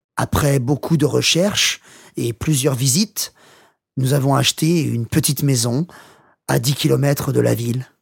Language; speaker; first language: French; non-native, learner; English